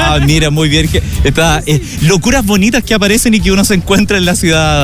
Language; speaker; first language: Spanish; native; Spanish